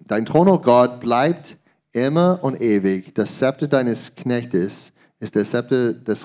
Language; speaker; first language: German; non-native, learner; English